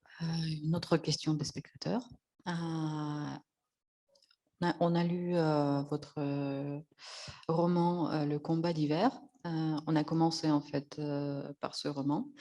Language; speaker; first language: French; non-native, fluent; Russian